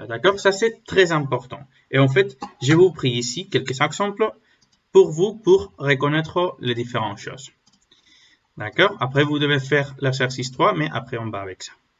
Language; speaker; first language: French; non-native, learner; Spanish